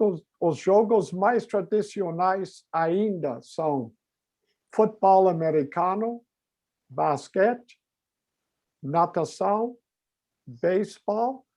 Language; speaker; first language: Portuguese; non-native, learner; English